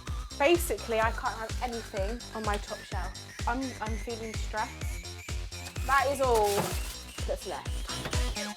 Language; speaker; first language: English; native; English